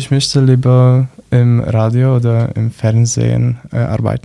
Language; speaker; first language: German; non-native, learner; Polish